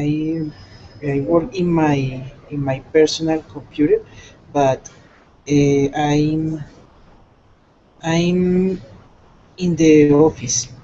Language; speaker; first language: English; non-native, learner; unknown